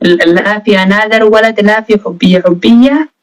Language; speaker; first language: Arabic; non-native, learner; Oromo